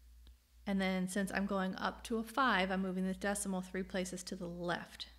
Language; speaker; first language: English; native; English